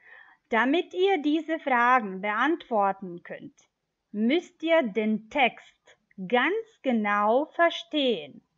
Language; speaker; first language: German; non-native, fluent; Macedonian